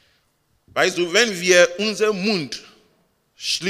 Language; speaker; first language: German; non-native, learner; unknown